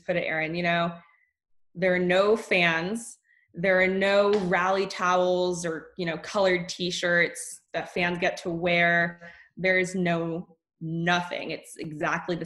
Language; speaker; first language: English; native; English